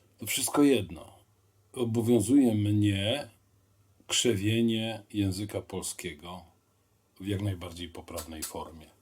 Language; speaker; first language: Polish; native; Polish